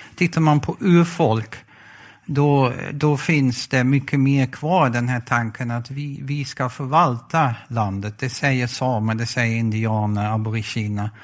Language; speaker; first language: Swedish; non-native, fluent; Dutch